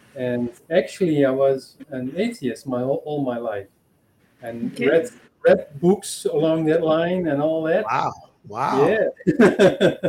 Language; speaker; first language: English; non-native, fluent; Dutch